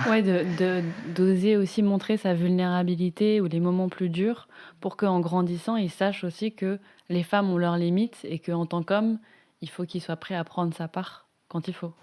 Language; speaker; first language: French; native; French